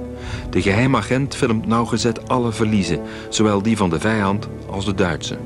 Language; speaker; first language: Dutch; native; Dutch